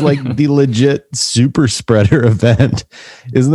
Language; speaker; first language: English; native; English